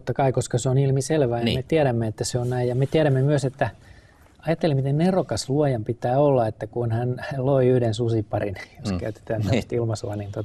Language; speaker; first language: Finnish; native; Finnish